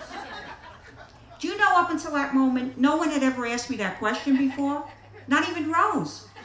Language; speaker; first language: English; native; English